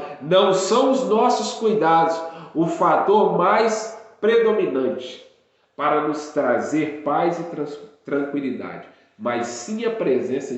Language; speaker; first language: Portuguese; native; Portuguese